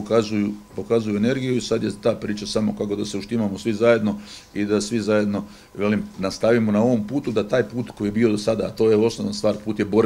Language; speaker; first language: Croatian; native; Croatian